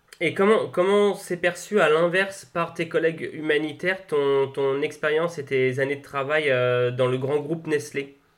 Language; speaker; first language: French; native; French